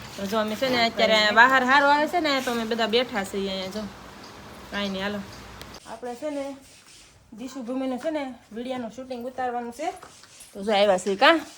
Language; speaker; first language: Gujarati; native; Gujarati